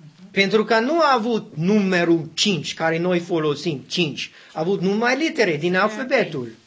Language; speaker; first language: Romanian; non-native, learner; English